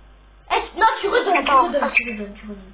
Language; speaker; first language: French; native; French